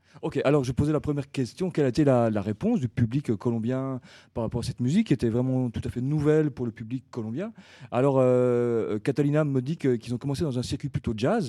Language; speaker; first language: French; native; French